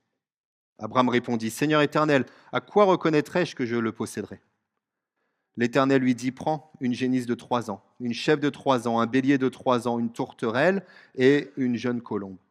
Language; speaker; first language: French; native; French